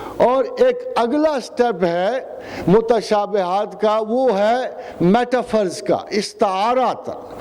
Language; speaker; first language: Urdu; non-native, local second language; Punjabi